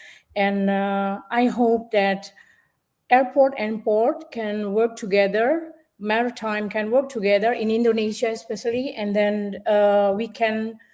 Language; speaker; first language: English; non-native, fluent; Indonesian